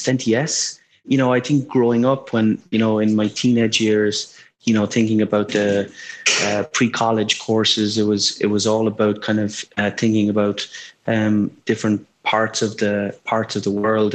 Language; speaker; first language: English; native; English